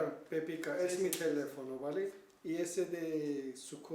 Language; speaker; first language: Spanish; non-native, learner; Kurdish